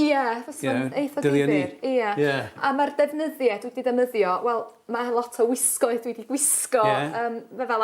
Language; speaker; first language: Welsh; native; Welsh